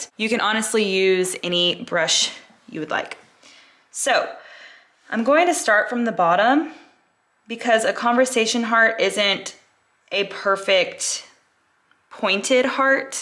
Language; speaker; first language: English; native; English